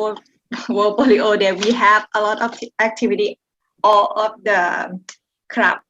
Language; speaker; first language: English; non-native, learner; Thai